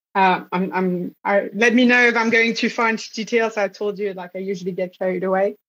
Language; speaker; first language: English; non-native, fluent; French